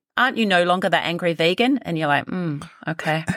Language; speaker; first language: English; native; English